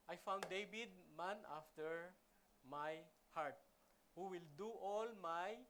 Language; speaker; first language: English; non-native, local second language; Filipino